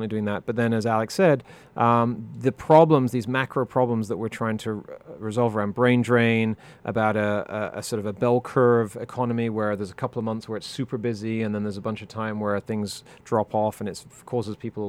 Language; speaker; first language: English; non-native, local second language; French